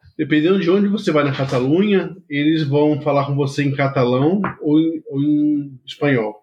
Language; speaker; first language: Portuguese; native; Portuguese